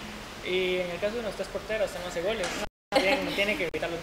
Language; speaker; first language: Spanish; native; Spanish